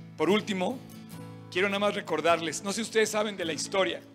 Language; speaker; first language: Spanish; native; Spanish